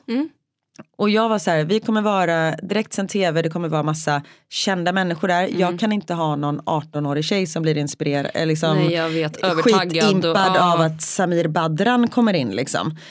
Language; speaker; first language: Swedish; native; Swedish